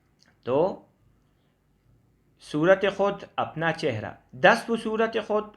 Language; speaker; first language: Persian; non-native, fluent; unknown